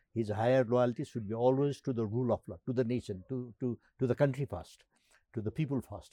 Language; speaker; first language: English; non-native, local second language; Nepali